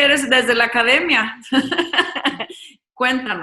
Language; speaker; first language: Spanish; native; Spanish